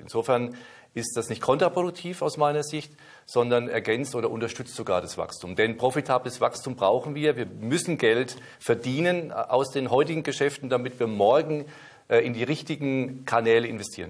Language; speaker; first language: German; native; German